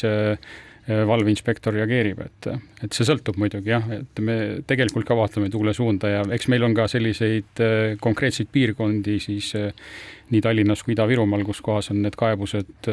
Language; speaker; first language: Estonian; native; Estonian